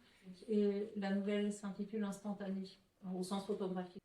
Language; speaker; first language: French; native; French